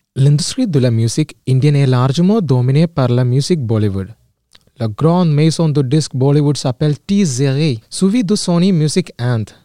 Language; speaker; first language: French; non-native, learner; Malayalam